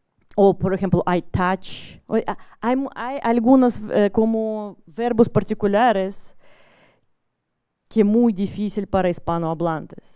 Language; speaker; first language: Spanish; non-native, learner; Russian